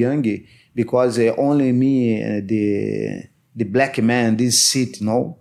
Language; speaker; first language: English; non-native, learner; Portuguese